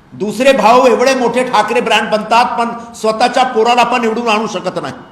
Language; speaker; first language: Marathi; non-native, local second language; Hindi